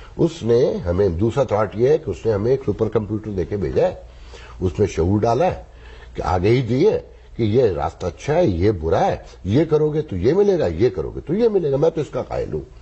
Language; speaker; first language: Urdu; native; Urdu